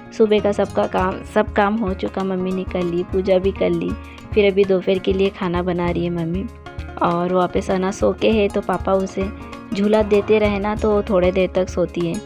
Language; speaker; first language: Hindi; non-native, local second language; Bangla